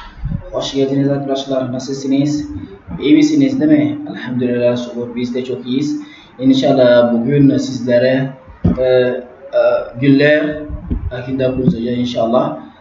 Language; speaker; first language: Turkish; non-native, learner; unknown